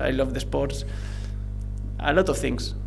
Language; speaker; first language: English; non-native, learner; Spanish